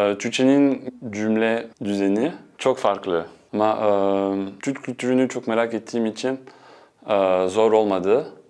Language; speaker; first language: Turkish; non-native, fluent; French